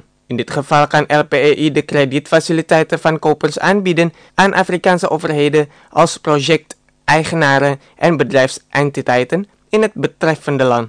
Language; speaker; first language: Dutch; non-native, fluent; Indonesian